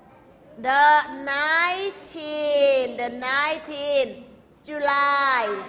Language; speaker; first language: English; non-native, fluent; Thai